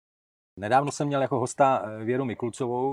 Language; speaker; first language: Czech; native; Czech